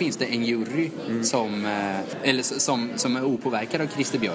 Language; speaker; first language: Swedish; native; Swedish